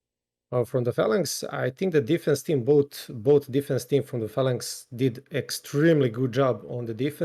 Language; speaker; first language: English; non-native, fluent; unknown